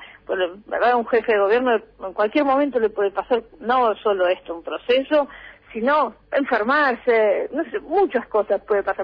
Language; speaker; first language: Spanish; native; Spanish